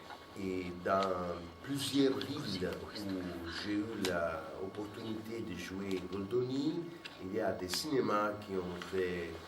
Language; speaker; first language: French; non-native, fluent; Italian